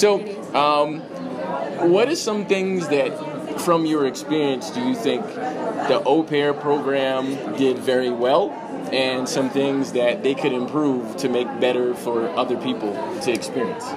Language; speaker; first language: English; native; English